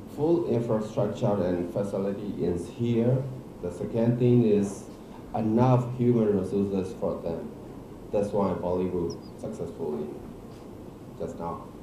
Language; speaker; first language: English; non-native, learner; Burmese